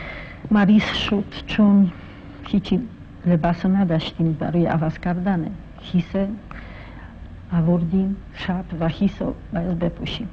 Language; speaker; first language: Persian; non-native, fluent; Polish